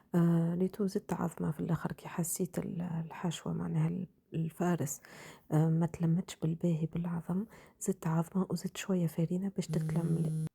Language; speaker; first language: Arabic; native; Arabic